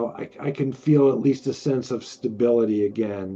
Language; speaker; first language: English; native; English